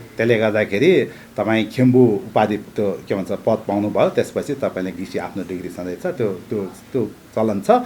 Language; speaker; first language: Nepali; non-native, local second language; Sherpa